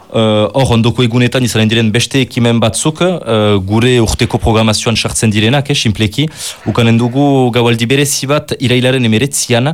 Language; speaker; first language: Basque; native; Basque